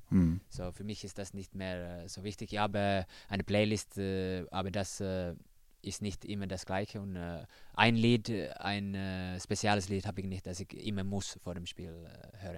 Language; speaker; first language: German; non-native, learner; Finnish